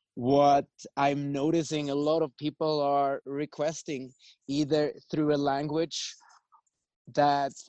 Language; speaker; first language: English; non-native, fluent; Swedish